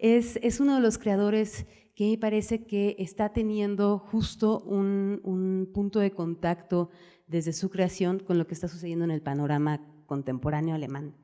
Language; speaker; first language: Spanish; native; Spanish